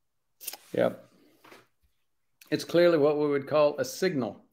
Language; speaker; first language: English; native; English